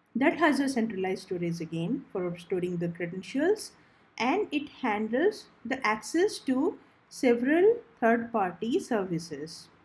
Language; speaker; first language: English; non-native, local second language; Odia